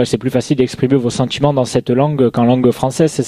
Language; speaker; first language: French; native; French